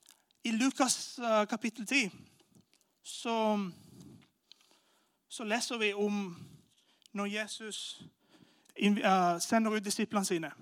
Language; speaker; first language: Norwegian; non-native, fluent; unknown